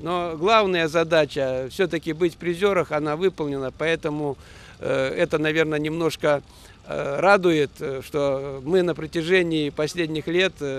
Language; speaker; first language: Russian; native; Russian